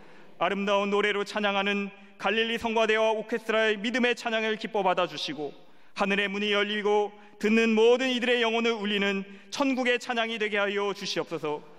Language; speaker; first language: Korean; native; Korean